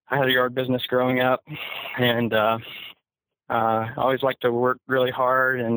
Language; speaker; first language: English; native; English